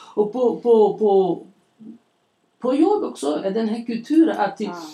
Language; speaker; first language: Swedish; non-native, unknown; Portuguese